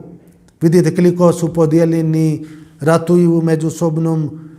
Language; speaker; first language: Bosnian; non-native, learner; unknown